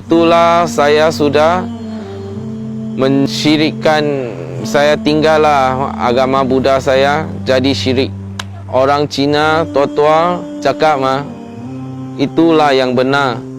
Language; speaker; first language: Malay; non-native, local second language; Chinese